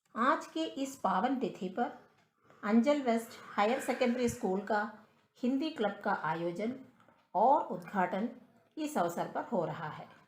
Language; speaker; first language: Hindi; non-native, local second language; Malayalam